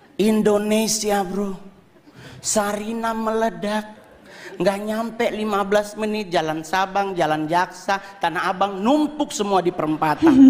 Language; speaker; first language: Indonesian; native; Indonesian